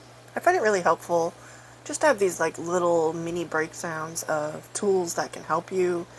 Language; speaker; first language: English; native; English